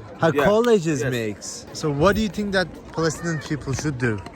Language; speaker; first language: English; non-native, learner; Turkish